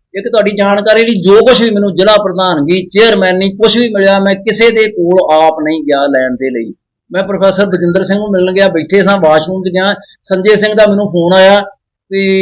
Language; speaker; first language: Punjabi; native; Punjabi